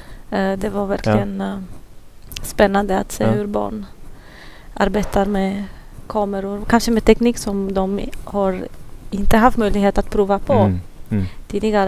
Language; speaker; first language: Swedish; non-native, fluent; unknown